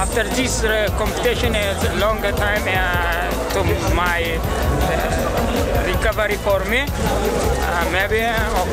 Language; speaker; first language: English; non-native, learner; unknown